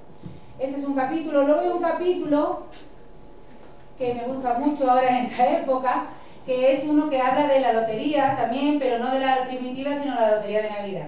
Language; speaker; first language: Spanish; native; Spanish